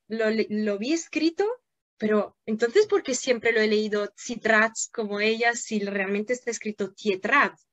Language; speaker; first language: Spanish; non-native, fluent; Italian